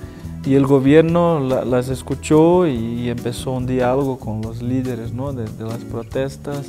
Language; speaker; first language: Spanish; non-native, fluent; Portuguese